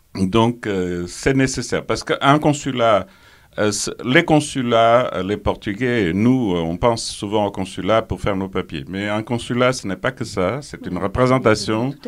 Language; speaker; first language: French; non-native, fluent; Portuguese